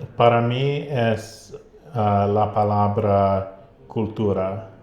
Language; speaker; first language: Spanish; non-native, learner; English